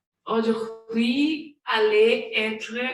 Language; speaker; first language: French; non-native, learner; Spanish